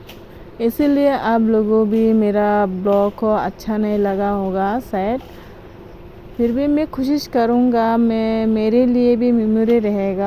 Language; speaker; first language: Hindi; non-native, local second language; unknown